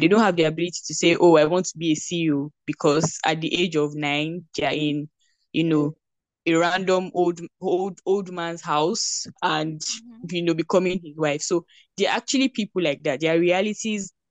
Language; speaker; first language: English; non-native, local second language; Yoruba